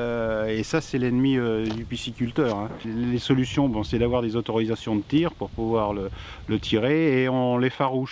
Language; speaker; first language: French; native; French